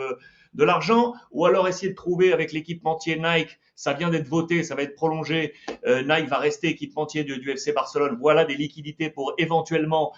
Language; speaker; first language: French; native; French